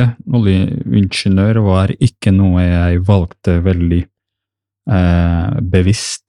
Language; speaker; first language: Norwegian; early bilingual, other home language; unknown